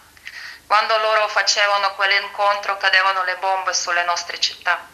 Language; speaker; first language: Italian; non-native, fluent; Ukrainian